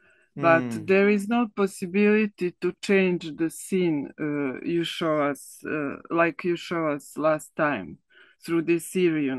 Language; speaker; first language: English; non-native, learner; Serbian